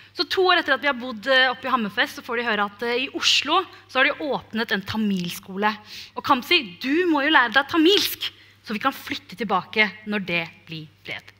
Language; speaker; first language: Norwegian; early bilingual, other home language; Tamil